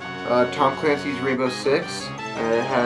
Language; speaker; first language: English; native; English